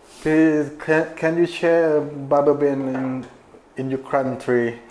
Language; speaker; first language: English; non-native, learner; Thai